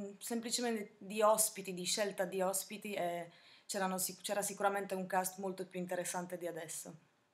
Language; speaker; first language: Italian; non-native, fluent; Slovak